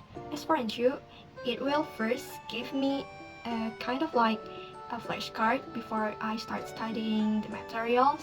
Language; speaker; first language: English; non-native, learner; Indonesian